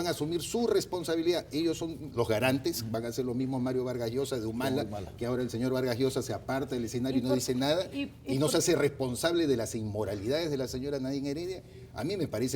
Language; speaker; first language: Spanish; native; Spanish